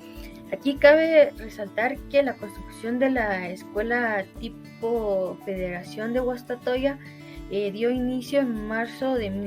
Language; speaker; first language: Spanish; native; Spanish